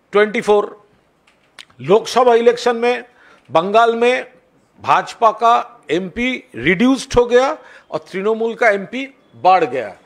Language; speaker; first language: Hindi; non-native, local second language; Bangla